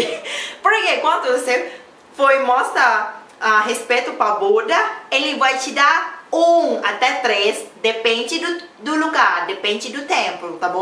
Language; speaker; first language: Portuguese; non-native, learner; Thai